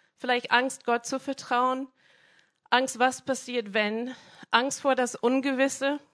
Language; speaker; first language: German; non-native, fluent; English